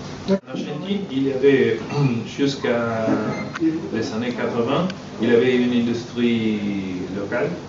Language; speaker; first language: French; non-native, fluent; Spanish